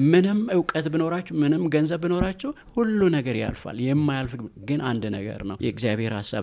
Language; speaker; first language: Amharic; non-native, local second language; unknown